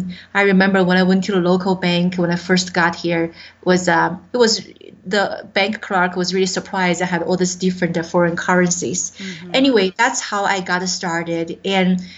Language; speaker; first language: English; non-native, fluent; Chinese